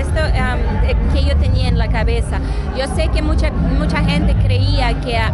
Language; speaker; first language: Spanish; non-native, learner; Russian